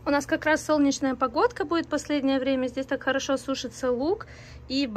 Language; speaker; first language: Russian; native; Russian